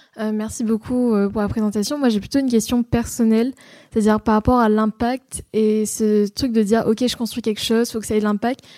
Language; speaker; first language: French; native; French